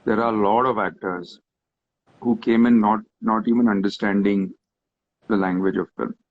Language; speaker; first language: English; non-native, local second language; Hindi